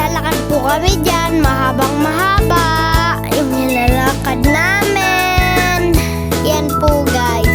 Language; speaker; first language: Filipino; native; Filipino